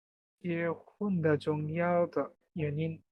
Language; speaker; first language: Chinese; non-native, learner; Bangla